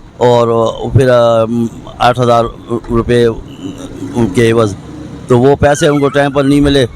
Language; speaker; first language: Urdu; non-native, local second language; Pashto